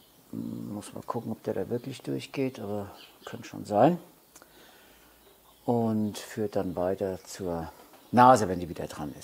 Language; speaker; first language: German; native; German